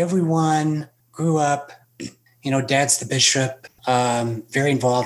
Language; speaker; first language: English; native; English